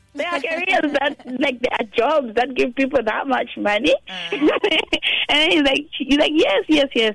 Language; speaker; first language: English; non-native, local second language; Shona